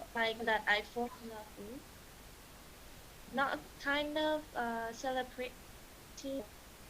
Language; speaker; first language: English; non-native, learner; Vietnamese